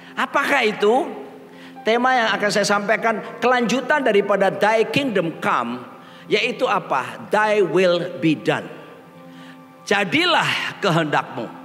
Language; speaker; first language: Indonesian; native; Indonesian